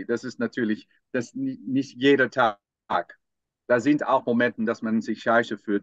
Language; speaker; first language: German; non-native, fluent; Dutch